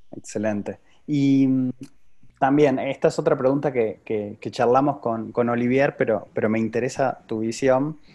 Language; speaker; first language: Spanish; native; Spanish